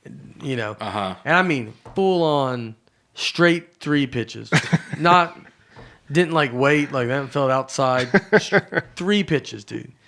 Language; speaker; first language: English; native; English